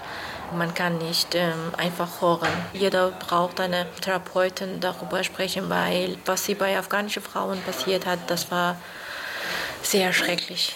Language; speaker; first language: German; non-native, fluent; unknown